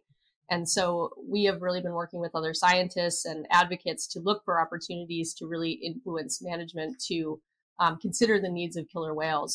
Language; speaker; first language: English; native; English